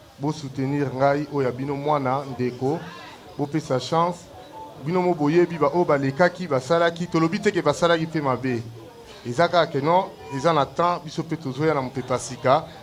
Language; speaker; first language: Lingala; native; Lingala